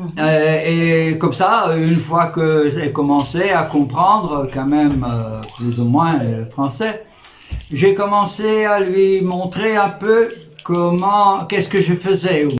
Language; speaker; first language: French; native; French